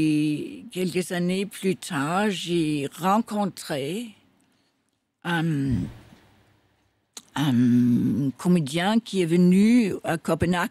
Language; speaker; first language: French; non-native, fluent; Danish